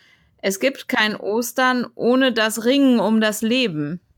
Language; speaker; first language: German; native; German